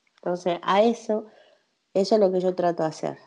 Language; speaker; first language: Spanish; native; Spanish